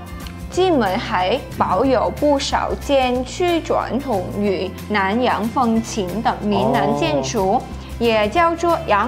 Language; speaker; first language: Chinese; non-native, fluent; Thai